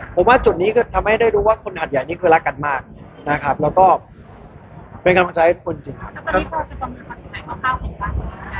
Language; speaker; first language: Thai; native; Thai